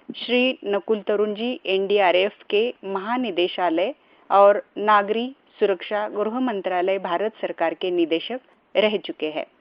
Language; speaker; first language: Hindi; non-native, local second language; Marathi